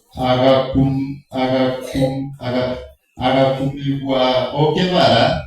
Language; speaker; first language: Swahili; non-native, local second language; Gusii